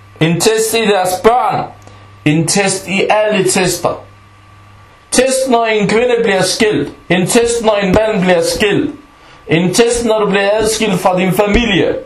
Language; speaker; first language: Danish; non-native, local second language; Arabic